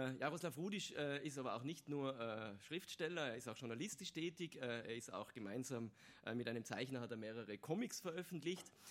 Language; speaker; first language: German; native; German